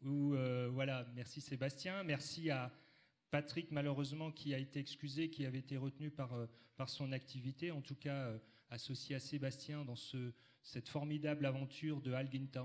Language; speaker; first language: French; native; French